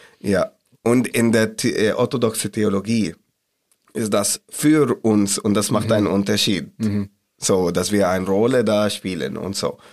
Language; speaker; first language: German; non-native, learner; Arabic